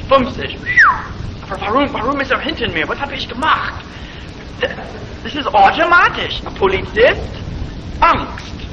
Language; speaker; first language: German; non-native, fluent; English